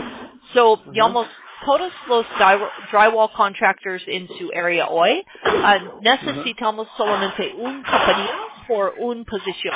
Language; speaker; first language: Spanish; non-native, learner; English